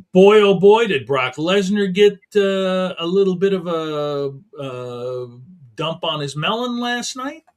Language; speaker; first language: English; native; English